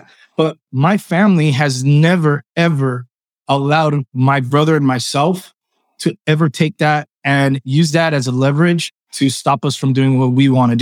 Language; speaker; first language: English; early bilingual, other home language; Spanish